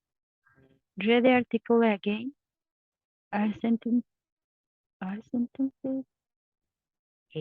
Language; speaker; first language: English; non-native, learner; Spanish